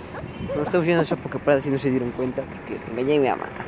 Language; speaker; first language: Spanish; native; Spanish